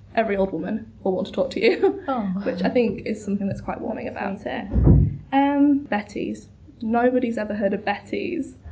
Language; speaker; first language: English; native; English